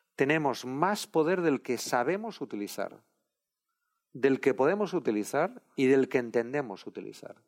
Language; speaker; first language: Spanish; non-native, local second language; Catalan